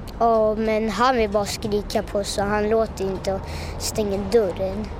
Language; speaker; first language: Swedish; early bilingual, other home language; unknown